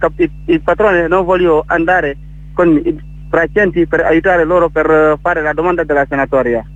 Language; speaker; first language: Italian; non-native, learner; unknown